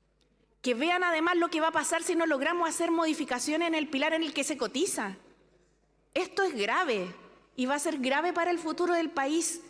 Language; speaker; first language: Spanish; native; Spanish